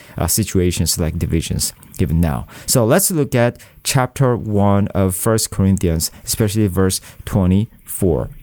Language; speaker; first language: English; non-native, fluent; Korean